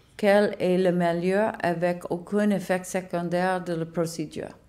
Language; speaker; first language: French; non-native, learner; English